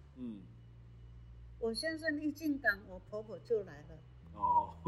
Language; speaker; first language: Chinese; non-native, local second language; Amis